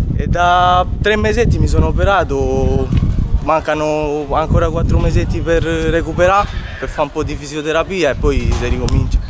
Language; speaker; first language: Italian; native; Italian